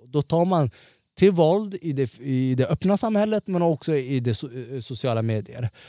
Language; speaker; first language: Swedish; early bilingual, other home language; Somali